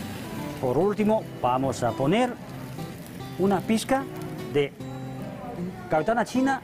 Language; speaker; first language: Spanish; non-native, fluent; Chinese